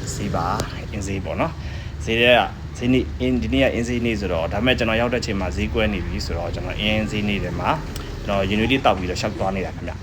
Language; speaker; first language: Burmese; non-native, local second language; Pa'o Karen